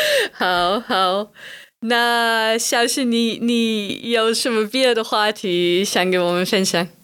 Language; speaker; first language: Chinese; non-native, fluent; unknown